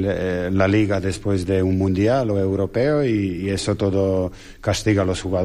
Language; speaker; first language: Spanish; non-native, fluent; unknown